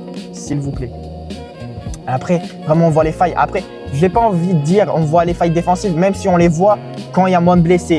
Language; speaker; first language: French; native; French